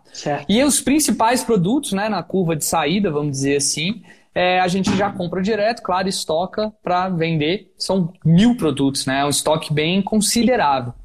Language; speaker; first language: Portuguese; native; Portuguese